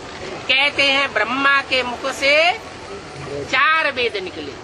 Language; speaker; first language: Hindi; native; Hindi